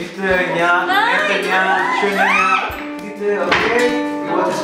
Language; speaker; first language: German; non-native, learner; Indonesian